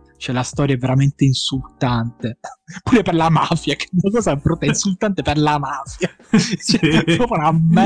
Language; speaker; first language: Italian; native; Italian